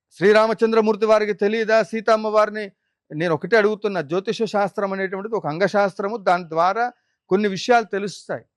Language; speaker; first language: Telugu; native; Telugu